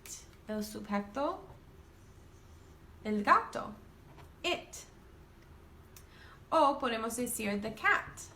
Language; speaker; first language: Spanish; non-native, learner; English